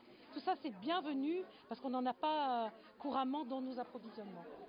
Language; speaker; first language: French; native; French